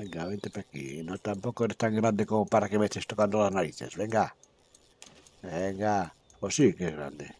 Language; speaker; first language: Spanish; native; Spanish